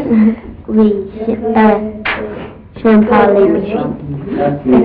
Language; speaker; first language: French; non-native, learner; English